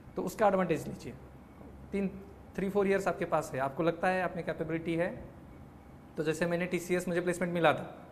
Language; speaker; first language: Hindi; non-native, local second language; Marathi